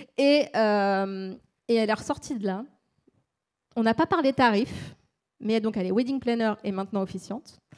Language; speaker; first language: French; native; French